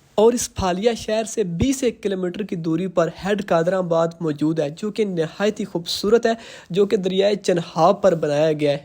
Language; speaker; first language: Urdu; non-native, local second language; Punjabi